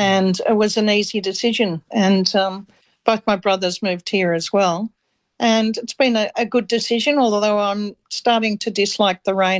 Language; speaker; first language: English; native; English